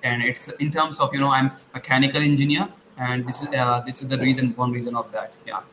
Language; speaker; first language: English; non-native, learner; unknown